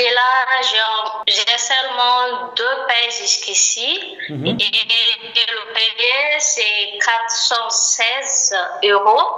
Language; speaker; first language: French; non-native, local second language; Malagasy